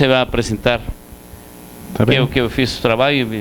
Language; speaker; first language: Portuguese; non-native, learner; Spanish